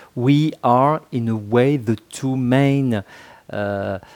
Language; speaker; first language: English; non-native, fluent; French